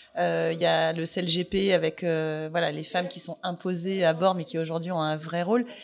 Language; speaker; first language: French; native; French